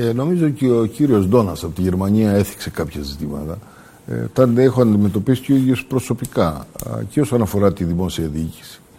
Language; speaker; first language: Greek; early bilingual, heritage; Greek